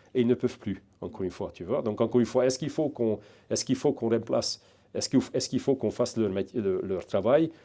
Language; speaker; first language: French; non-native, fluent; Hungarian